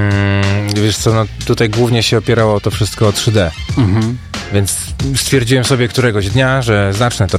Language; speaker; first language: Polish; native; Polish